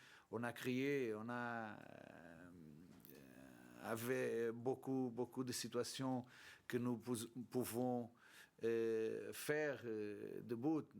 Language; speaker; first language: French; non-native, learner; Portuguese